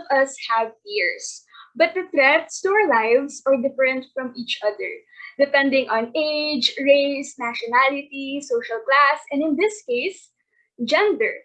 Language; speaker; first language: English; non-native, local second language; Filipino